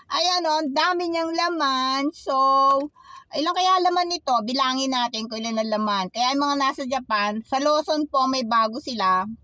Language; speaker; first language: Filipino; native; Filipino